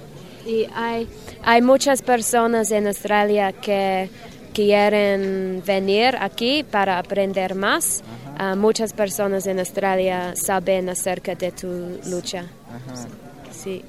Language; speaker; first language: Spanish; non-native, learner; English